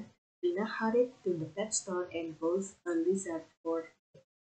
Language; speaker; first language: English; non-native, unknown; Indonesian